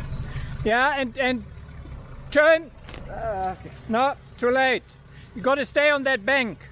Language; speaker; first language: English; native; English